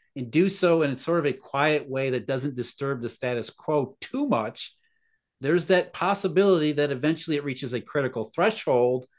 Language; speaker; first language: English; native; English